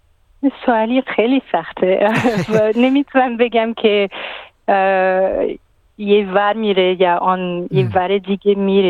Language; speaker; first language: Persian; non-native, fluent; French